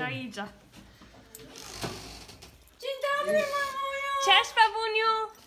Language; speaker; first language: Polish; early bilingual, heritage; English